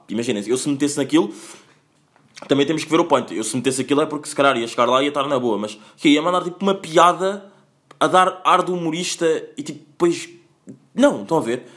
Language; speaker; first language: Portuguese; native; Portuguese